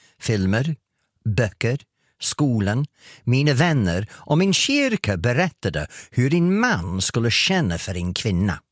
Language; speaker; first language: Swedish; non-native, fluent; English